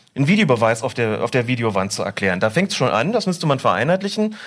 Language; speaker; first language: German; native; German